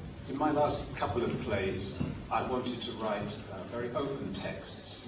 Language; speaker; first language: English; native; English